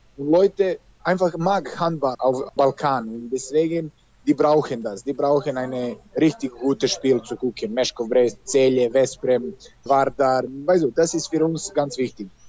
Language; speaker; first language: German; non-native, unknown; Serbian